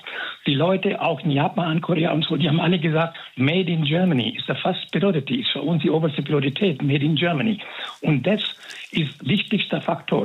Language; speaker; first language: German; non-native, fluent; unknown